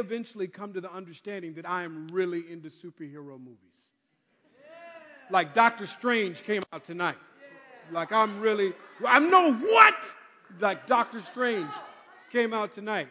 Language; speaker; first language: English; native; English